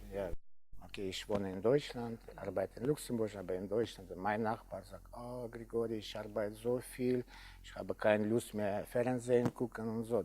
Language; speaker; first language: German; non-native, learner; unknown